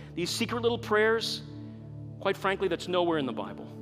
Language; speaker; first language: English; native; English